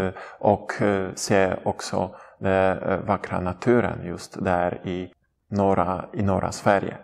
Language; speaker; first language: Swedish; non-native, fluent; Polish